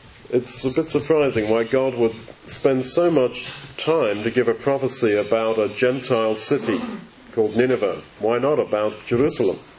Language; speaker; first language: English; native; English